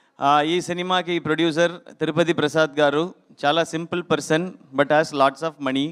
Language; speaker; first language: Telugu; non-native, learner; Tamil